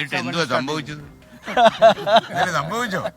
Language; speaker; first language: Malayalam; native; Malayalam